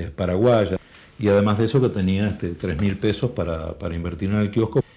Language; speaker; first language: Spanish; native; Spanish